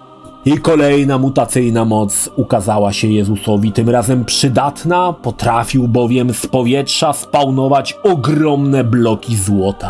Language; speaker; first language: Polish; native; Polish